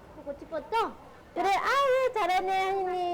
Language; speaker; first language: Korean; non-native, local second language; Lao